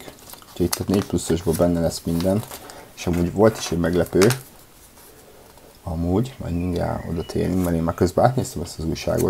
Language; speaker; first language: Hungarian; native; Hungarian